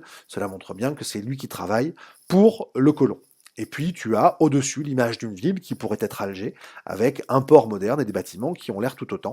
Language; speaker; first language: French; native; French